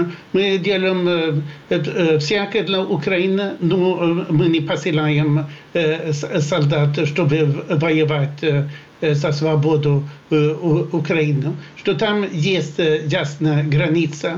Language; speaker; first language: Russian; non-native, fluent; Swedish